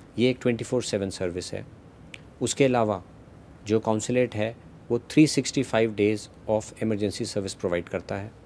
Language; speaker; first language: Hindi; native; Hindi